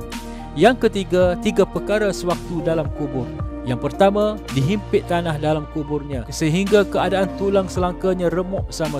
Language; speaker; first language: Malay; native; Malay